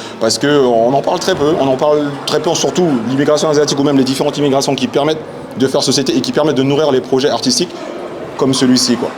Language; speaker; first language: French; native; French